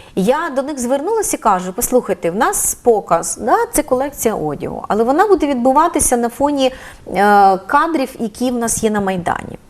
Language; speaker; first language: Ukrainian; native; Ukrainian